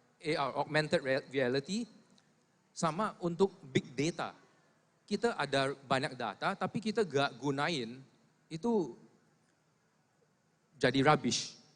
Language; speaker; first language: Indonesian; non-native, fluent; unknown